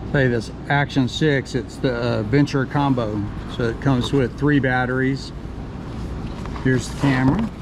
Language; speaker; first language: English; native; English